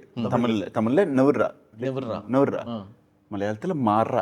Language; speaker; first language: Malayalam; non-native, learner; Tamil